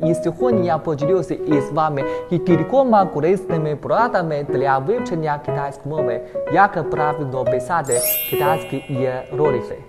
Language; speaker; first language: Ukrainian; non-native, fluent; Chinese